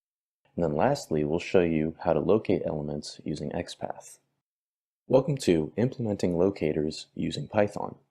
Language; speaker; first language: English; native; English